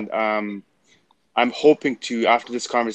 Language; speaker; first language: English; non-native, fluent; German